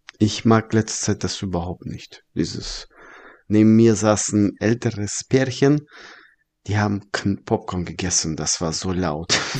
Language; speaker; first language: German; early bilingual, other home language; Russian